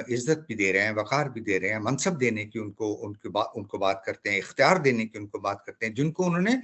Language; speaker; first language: Urdu; native; Urdu